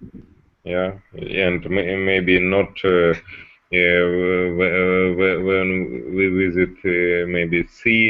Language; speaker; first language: English; non-native, learner; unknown